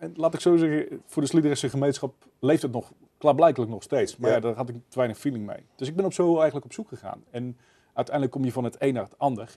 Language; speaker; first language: Dutch; native; Dutch